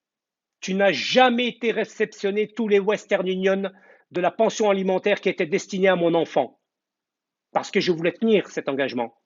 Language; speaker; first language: French; native; French